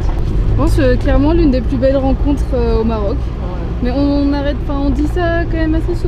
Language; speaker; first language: French; native; French